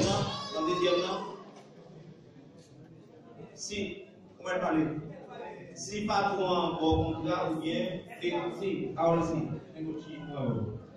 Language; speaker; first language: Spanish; non-native, learner; Haitian Creole